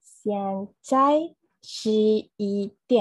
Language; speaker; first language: Chinese; non-native, learner; Malay